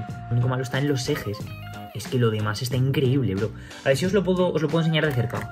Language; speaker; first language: Spanish; native; Spanish